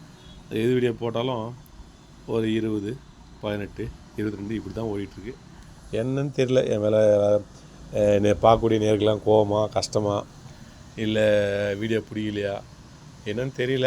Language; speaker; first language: Tamil; native; Tamil